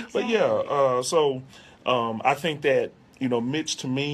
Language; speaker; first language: English; native; English